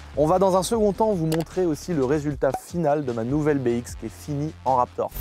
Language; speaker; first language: French; native; French